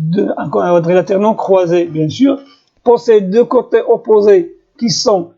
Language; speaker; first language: French; non-native, local second language; Arabic